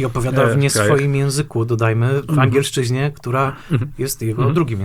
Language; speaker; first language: Polish; native; Polish